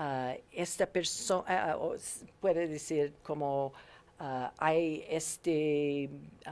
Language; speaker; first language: Spanish; non-native, learner; English